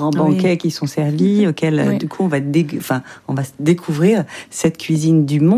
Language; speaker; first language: French; native; French